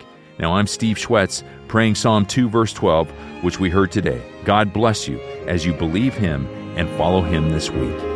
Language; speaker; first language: English; native; English